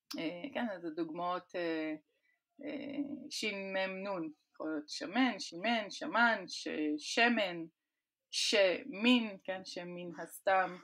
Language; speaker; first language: Hebrew; native; Hebrew